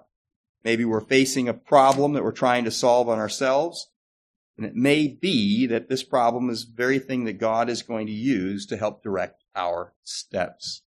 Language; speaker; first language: English; native; English